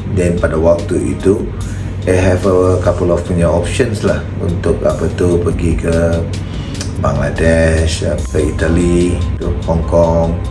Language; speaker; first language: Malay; non-native, local second language; Tamil